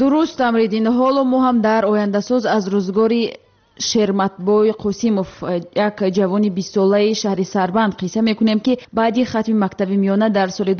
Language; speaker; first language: Tajik; native; Tajik